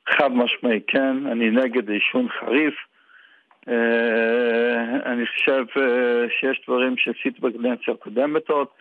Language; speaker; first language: Hebrew; non-native, fluent; Yiddish